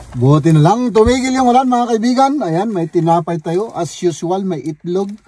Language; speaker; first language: Filipino; native; Filipino